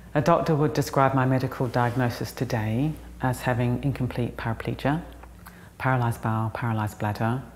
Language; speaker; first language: English; native; English